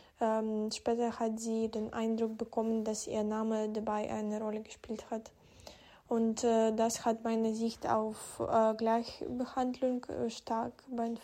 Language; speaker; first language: German; non-native, fluent; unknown